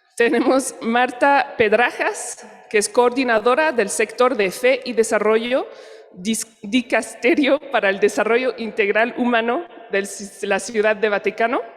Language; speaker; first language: Spanish; non-native, fluent; French